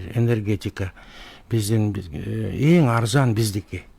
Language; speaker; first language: Russian; non-native, local second language; Kyrgyz